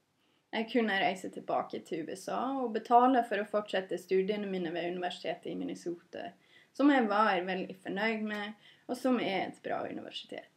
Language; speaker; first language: Norwegian; non-native, fluent; English